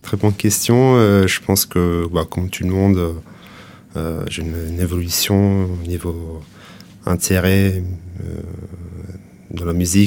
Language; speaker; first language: French; non-native, fluent; Italian